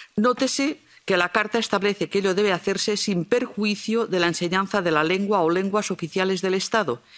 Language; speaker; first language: Spanish; non-native, local second language; Catalan